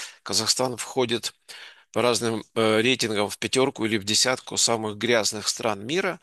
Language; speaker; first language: Russian; native; Russian